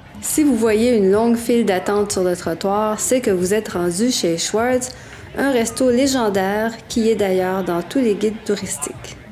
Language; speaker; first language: French; native; French